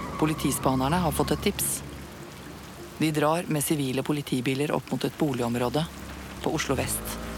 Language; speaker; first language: Norwegian; native; Norwegian